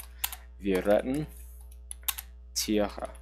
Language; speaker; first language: German; non-native, learner; English